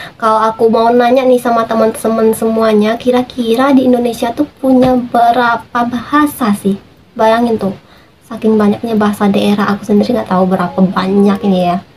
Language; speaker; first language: Indonesian; native; Indonesian